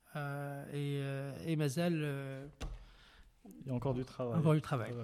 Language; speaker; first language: French; non-native, local second language; Arabic